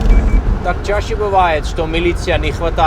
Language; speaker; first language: Russian; non-native, learner; Dutch